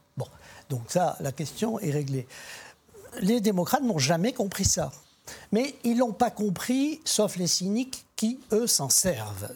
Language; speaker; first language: French; native; French